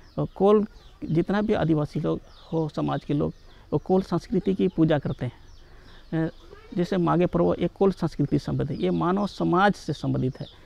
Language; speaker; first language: Hindi; non-native, local second language; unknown